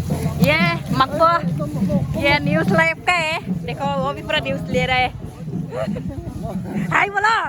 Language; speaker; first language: Hindi; non-native, local second language; Mising